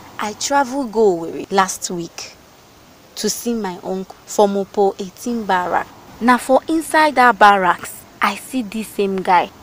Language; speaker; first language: Nigerian Pidgin; native; Nigerian Pidgin